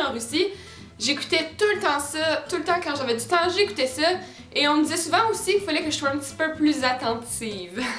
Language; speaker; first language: French; native; French